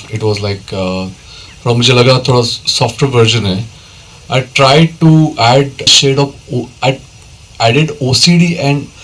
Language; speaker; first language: Hindi; native; Hindi